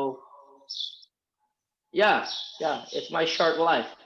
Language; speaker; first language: English; non-native, fluent; Portuguese